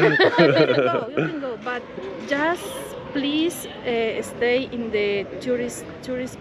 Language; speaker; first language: English; non-native, learner; Spanish